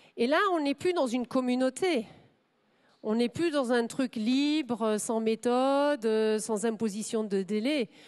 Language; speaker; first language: French; non-native, fluent; German